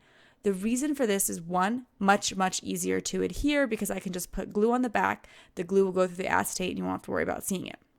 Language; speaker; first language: English; native; English